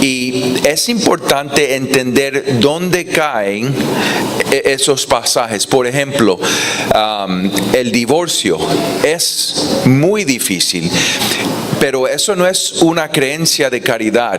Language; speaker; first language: Spanish; non-native, fluent; English